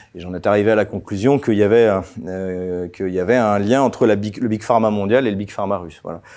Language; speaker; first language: French; native; French